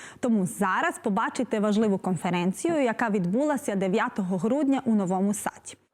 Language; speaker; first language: Ukrainian; early bilingual, heritage; Ukrainian